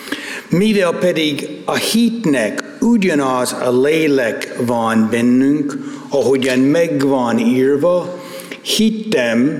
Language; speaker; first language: Hungarian; non-native, fluent; English